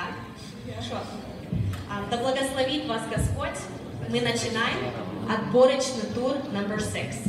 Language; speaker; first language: Russian; early bilingual, heritage; Russian